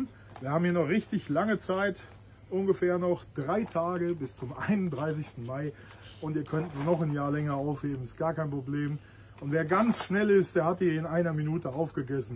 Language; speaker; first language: German; native; German